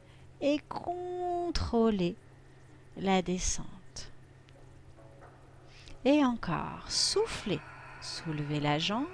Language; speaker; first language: French; native; French